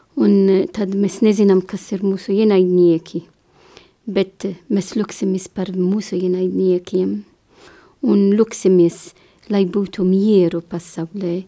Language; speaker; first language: Latvian; non-native, fluent; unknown